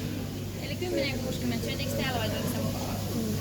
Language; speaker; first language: Finnish; native; Finnish